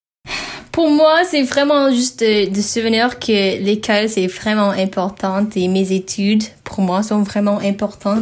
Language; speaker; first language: French; non-native, learner; English